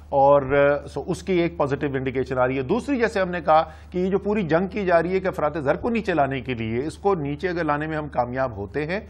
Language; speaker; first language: Urdu; native; Urdu